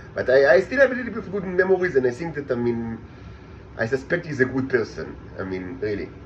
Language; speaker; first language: English; non-native, fluent; Hebrew